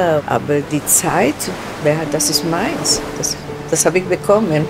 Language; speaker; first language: German; non-native, fluent; Czech